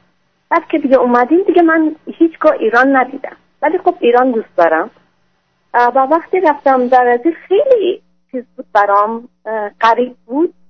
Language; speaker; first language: Persian; non-native, fluent; French